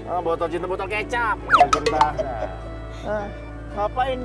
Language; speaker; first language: Indonesian; native; Indonesian